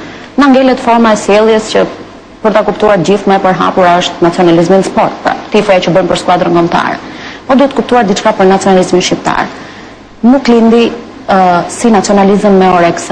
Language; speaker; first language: Albanian; native; Albanian